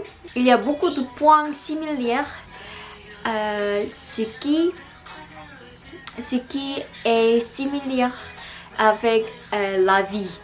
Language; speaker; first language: French; non-native, learner; Korean